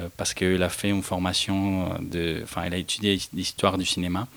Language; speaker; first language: French; non-native, fluent; Spanish